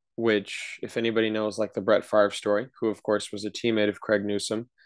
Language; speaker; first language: English; native; English